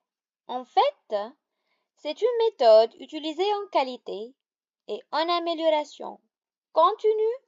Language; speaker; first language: French; non-native, local second language; Arabic